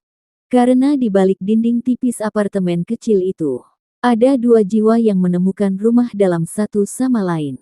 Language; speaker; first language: Indonesian; native; Indonesian